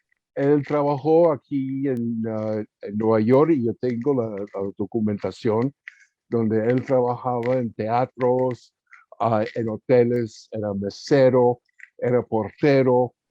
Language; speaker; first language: Spanish; early bilingual, heritage; Spanish